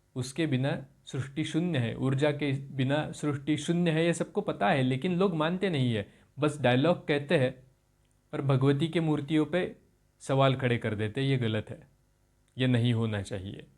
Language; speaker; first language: Hindi; non-native, local second language; Marathi